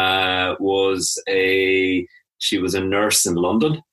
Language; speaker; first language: English; native; English